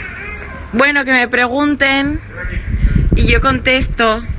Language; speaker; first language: Spanish; native; Spanish